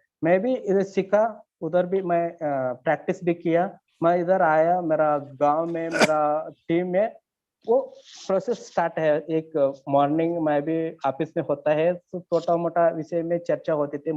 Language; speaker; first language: Hindi; non-native, learner; Kannada